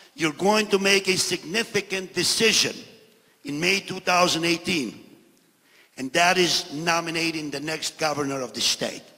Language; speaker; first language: English; non-native, fluent; Albanian